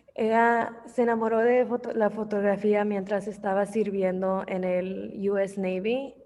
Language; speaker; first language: Spanish; early bilingual, heritage; English